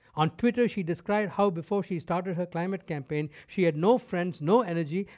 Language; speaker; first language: English; non-native, local second language; Tamil